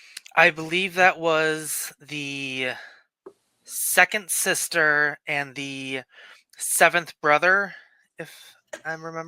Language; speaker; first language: English; native; English